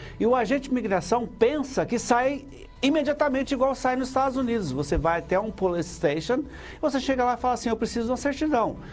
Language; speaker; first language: Portuguese; early bilingual, heritage; Portuguese